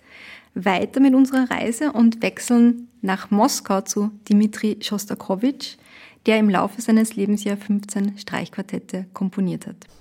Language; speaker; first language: German; native; German